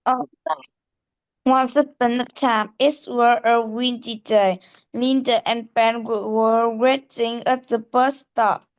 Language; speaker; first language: English; non-native, learner; Vietnamese